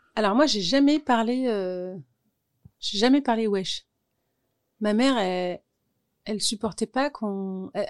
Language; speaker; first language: French; native; French